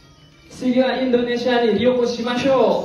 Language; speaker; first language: Japanese; non-native, learner; Indonesian